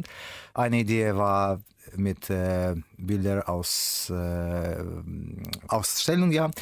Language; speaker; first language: German; non-native, learner; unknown